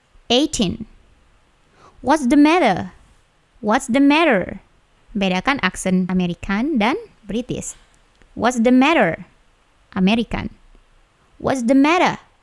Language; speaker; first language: English; non-native, fluent; Indonesian